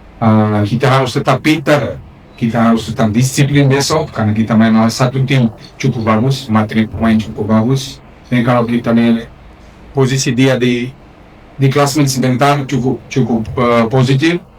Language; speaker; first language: Indonesian; non-native, fluent; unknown